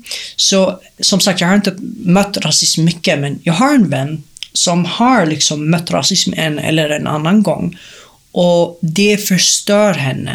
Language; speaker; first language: Swedish; non-native, fluent; Arabic